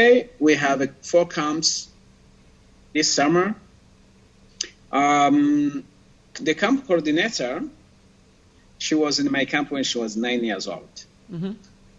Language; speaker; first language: English; non-native, local second language; Kinyarwanda